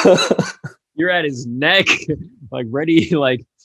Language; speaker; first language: English; native; English